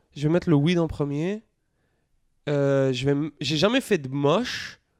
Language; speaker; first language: French; native; French